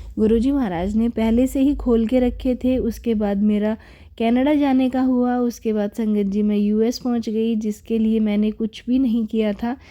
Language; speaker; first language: Hindi; native; Hindi